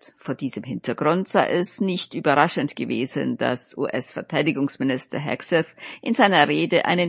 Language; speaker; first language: German; native; German